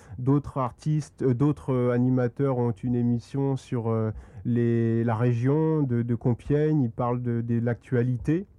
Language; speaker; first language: French; native; French